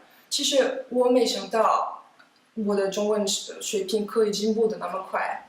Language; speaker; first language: Chinese; non-native, fluent; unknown